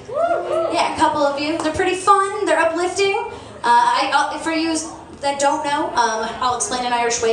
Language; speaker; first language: English; native; English